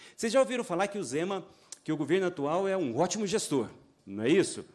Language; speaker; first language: Portuguese; native; Portuguese